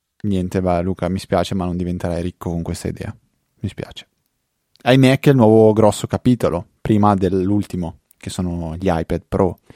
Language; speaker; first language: Italian; native; Italian